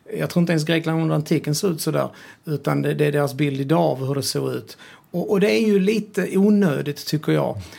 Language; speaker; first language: Swedish; early bilingual, other home language; Serbian